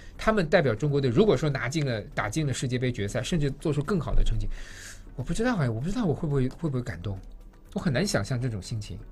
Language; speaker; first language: Chinese; native; Chinese